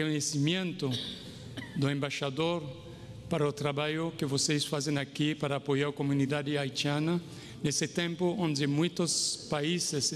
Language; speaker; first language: Portuguese; non-native, fluent; Haitian Creole